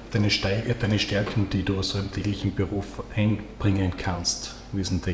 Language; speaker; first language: German; native; German